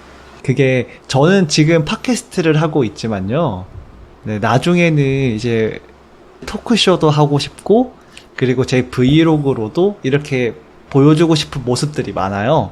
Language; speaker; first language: Korean; native; Korean